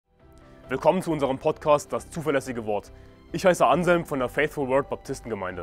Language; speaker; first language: German; native; German